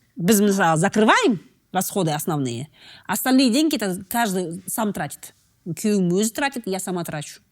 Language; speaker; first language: Russian; non-native, local second language; Kazakh